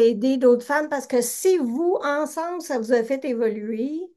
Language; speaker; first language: French; native; French